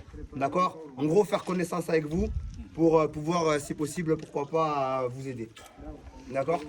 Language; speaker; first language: French; native; French